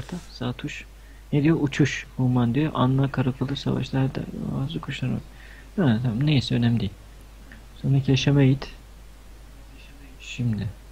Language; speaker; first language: Turkish; native; Turkish